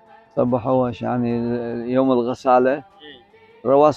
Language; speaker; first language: Arabic; native; Arabic